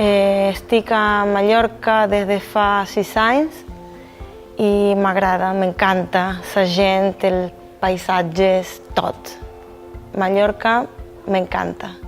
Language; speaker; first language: Catalan; non-native, learner; Spanish